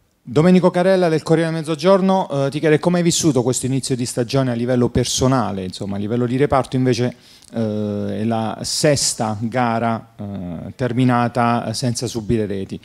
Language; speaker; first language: Italian; native; Italian